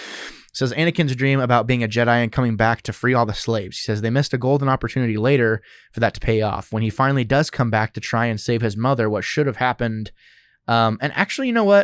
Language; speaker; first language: English; native; English